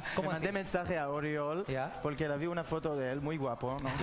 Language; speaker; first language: Spanish; non-native, learner; Hebrew